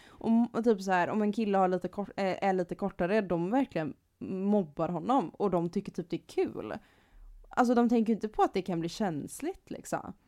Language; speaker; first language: Swedish; native; Swedish